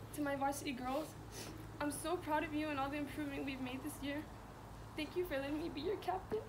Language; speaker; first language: English; early bilingual, other home language; Spanish